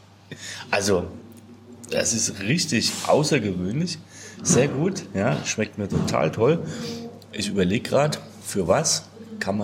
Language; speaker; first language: German; native; German